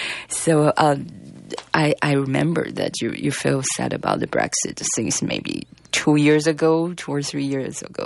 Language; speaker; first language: English; non-native, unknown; Chinese